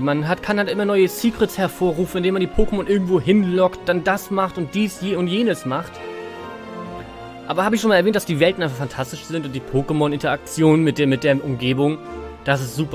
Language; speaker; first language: German; native; German